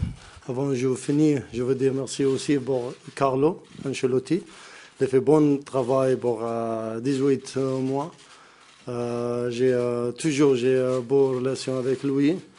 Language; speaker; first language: French; non-native, learner; Arabic